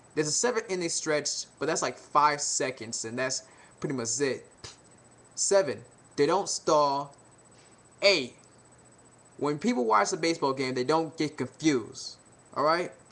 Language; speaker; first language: English; native; English